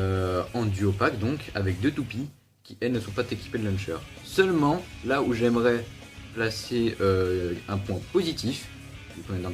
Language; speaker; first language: French; native; French